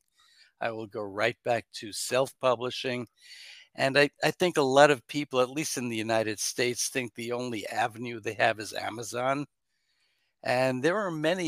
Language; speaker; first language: English; native; English